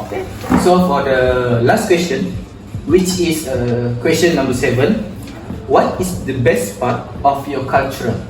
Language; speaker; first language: English; non-native, local second language; Malay